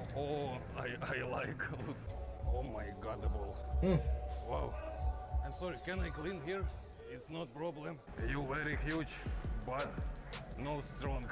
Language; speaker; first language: English; non-native, learner; Russian